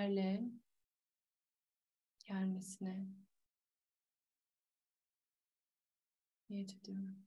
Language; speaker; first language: Turkish; native; Turkish